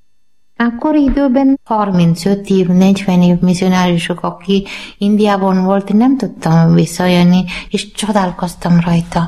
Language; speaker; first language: Hungarian; non-native, learner; Malayalam